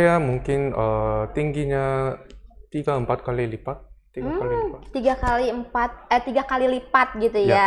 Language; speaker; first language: Indonesian; early bilingual, other home language; Korean